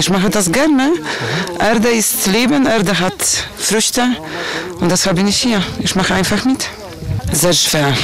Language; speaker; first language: German; early bilingual, other home language; Polish